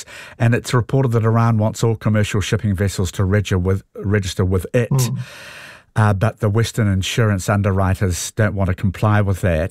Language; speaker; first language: English; native; English